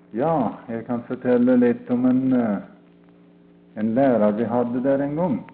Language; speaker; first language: Norwegian; early bilingual, heritage; Norwegian